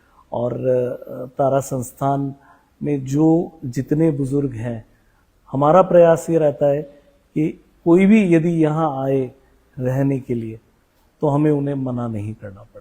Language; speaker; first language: Hindi; native; Hindi